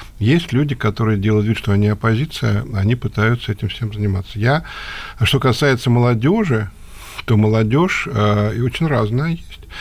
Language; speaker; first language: Russian; native; Russian